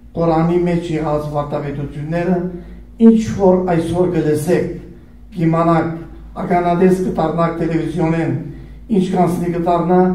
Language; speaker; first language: Armenian; early bilingual, heritage; Armenian